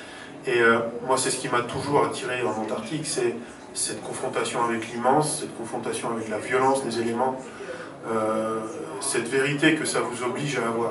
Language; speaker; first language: French; native; French